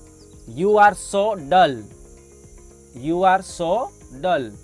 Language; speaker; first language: English; non-native, fluent; Hindi